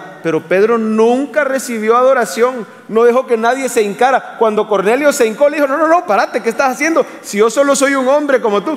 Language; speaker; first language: Spanish; native; Spanish